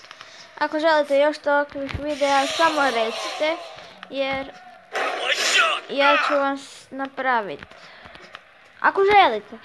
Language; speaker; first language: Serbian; early bilingual, heritage; Croatian